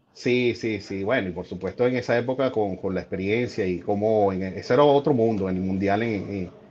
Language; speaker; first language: Spanish; native; Spanish